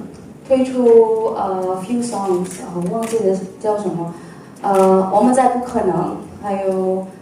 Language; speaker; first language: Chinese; non-native, local second language; Malay